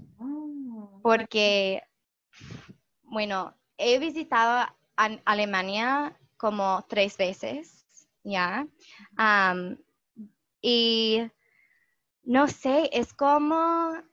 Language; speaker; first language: Spanish; non-native, fluent; English